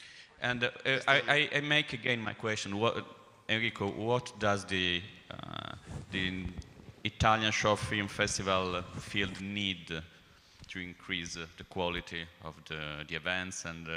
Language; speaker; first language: English; non-native, fluent; Italian